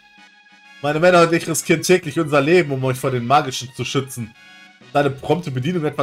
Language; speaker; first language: German; native; German